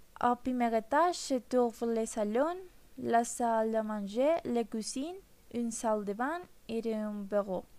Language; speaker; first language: French; non-native, learner; Spanish